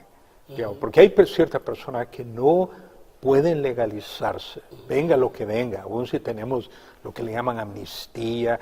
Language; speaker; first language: Spanish; native; Spanish